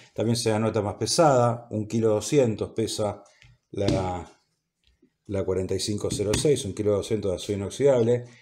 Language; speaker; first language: Spanish; native; Spanish